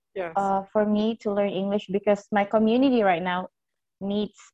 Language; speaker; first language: English; non-native, fluent; Indonesian